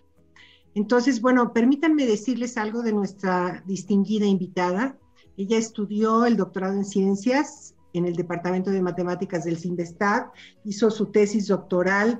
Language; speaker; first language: Spanish; native; Spanish